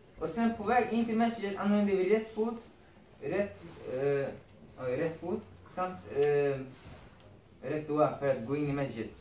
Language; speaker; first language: Swedish; non-native, fluent; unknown